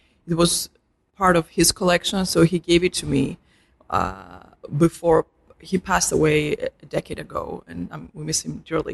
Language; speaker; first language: English; non-native, fluent; Arabic